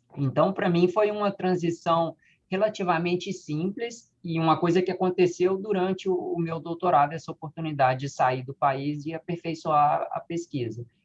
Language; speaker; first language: Portuguese; native; Portuguese